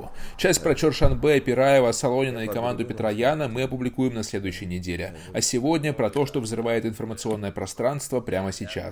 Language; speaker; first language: Russian; native; Russian